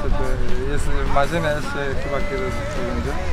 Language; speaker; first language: Polish; non-native, learner; Spanish